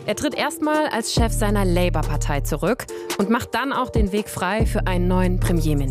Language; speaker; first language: German; native; German